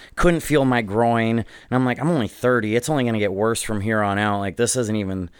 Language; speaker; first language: English; native; English